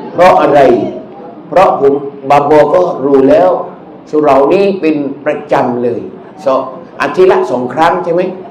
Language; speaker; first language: Thai; non-native, local second language; Malay